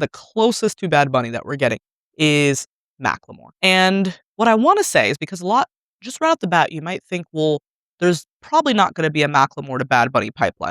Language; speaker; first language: English; native; English